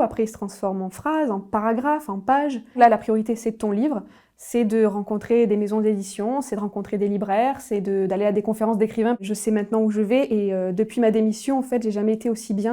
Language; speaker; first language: French; native; French